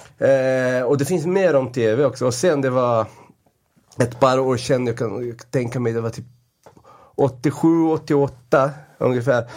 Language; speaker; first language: Swedish; non-native, fluent; Portuguese